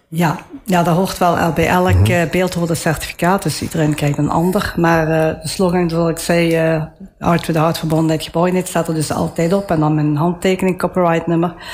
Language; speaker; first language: Dutch; early bilingual, other home language; Italian